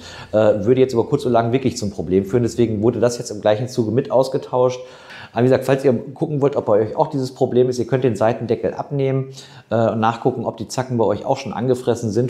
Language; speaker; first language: German; native; German